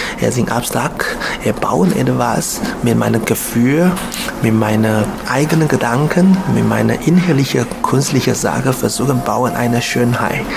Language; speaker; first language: German; non-native, learner; Chinese